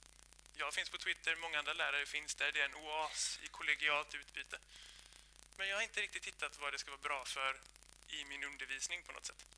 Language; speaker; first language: Swedish; native; Swedish